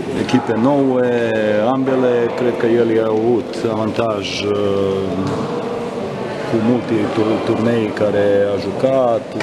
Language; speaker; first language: Romanian; non-native, learner; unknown